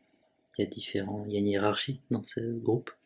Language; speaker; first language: French; native; French